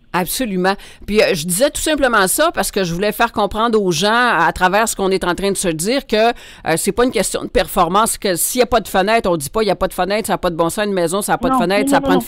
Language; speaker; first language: French; native; French